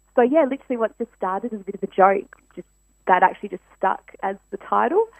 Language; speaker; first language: English; native; English